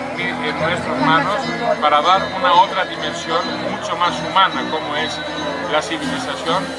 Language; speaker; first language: Spanish; non-native, fluent; Greek